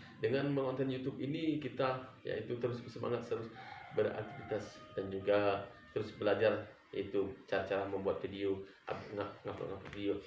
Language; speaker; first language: Indonesian; non-native, local second language; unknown